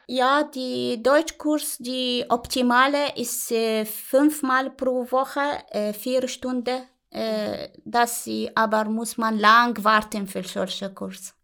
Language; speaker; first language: German; non-native, learner; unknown